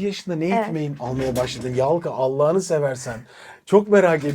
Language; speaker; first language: Turkish; native; Turkish